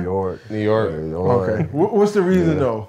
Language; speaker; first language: English; native; English